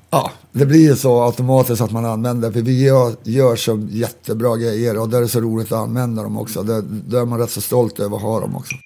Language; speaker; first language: Swedish; native; Swedish